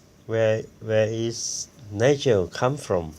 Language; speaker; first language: English; non-native, learner; Thai